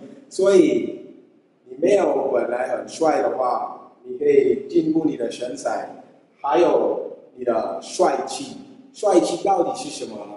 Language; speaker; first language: Chinese; non-native, fluent; English